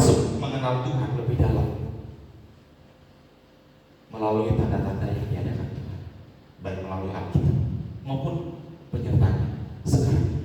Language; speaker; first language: Indonesian; native; Indonesian